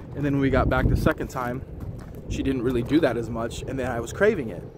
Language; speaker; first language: English; native; English